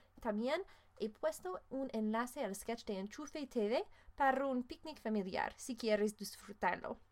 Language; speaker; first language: Spanish; non-native, fluent; English